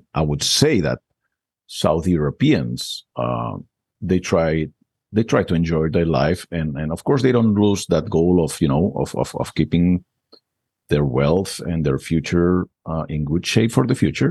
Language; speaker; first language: English; non-native, fluent; Spanish